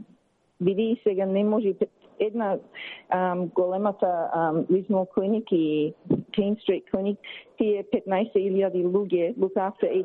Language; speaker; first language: Macedonian; early bilingual, heritage; Macedonian